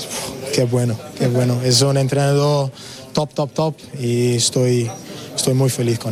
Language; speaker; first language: Spanish; non-native, learner; English